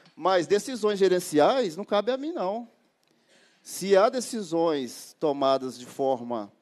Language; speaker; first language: Portuguese; native; Portuguese